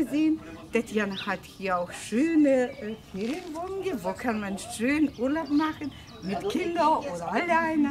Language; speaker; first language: German; non-native, fluent; Russian